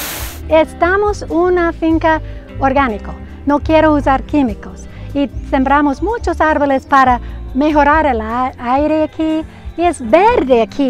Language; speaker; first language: Spanish; non-native, learner; English